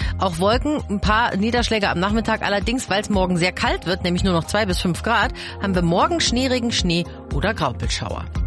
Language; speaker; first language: German; native; German